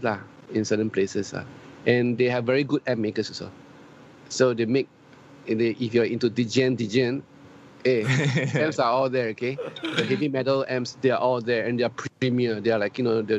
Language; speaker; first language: English; native; English